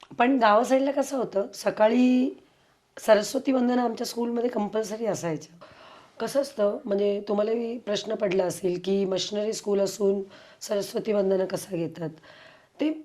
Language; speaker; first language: Marathi; early bilingual, heritage; Konkani